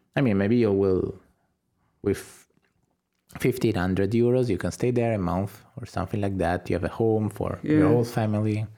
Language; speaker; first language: English; non-native, fluent; Italian